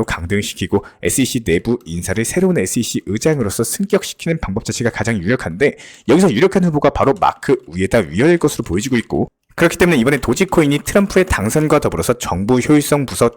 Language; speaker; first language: Korean; native; Korean